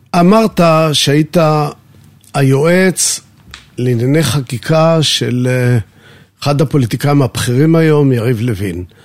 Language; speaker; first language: Hebrew; native; Hebrew